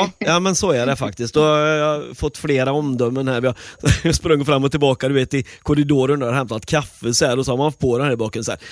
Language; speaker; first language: Swedish; native; Swedish